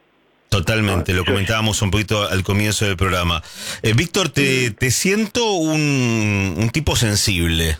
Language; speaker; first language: Spanish; native; Spanish